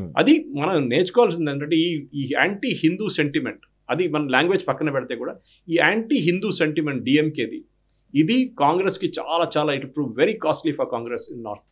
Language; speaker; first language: Telugu; non-native, fluent; Malayalam